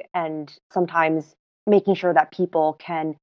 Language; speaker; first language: English; non-native, local second language; Cantonese